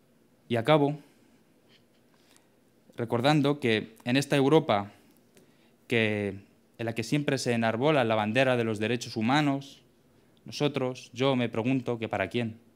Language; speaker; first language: Spanish; native; Spanish